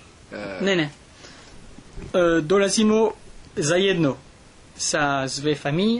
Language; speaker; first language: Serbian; non-native, learner; French